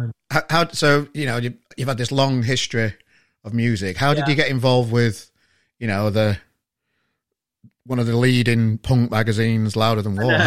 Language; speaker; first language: English; native; English